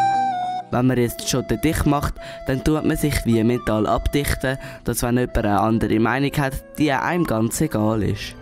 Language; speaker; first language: German; native; German